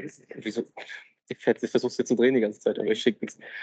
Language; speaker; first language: German; native; German